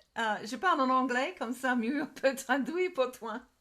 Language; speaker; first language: French; non-native, learner; English